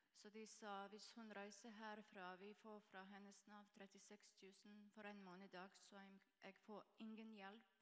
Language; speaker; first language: Norwegian; non-native, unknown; Croatian